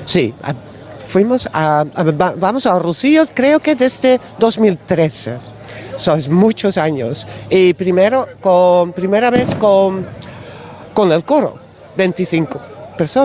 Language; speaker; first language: Spanish; non-native, learner; Dutch